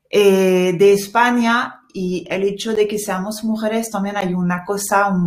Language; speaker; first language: Spanish; non-native, fluent; French